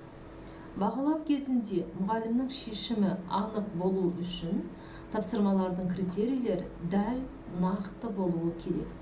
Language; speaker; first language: Kazakh; native; Kazakh